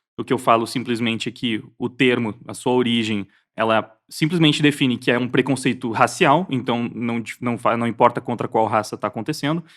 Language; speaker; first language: Portuguese; native; Portuguese